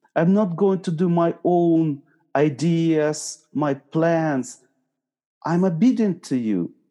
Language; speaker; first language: English; non-native, fluent; Ukrainian